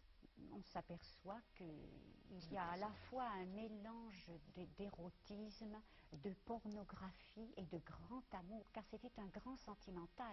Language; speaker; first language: French; native; French